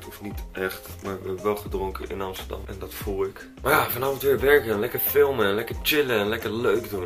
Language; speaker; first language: Dutch; native; Dutch